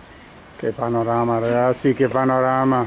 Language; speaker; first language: Italian; native; Italian